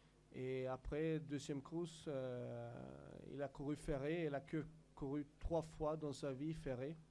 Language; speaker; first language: French; non-native, learner; Swedish